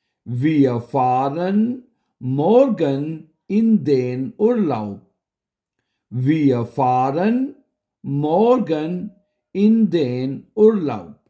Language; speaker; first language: German; non-native, local second language; Urdu